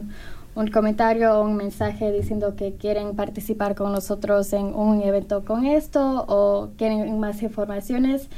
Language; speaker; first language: Spanish; early bilingual, heritage; Spanish